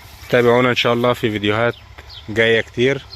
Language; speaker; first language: Arabic; native; Arabic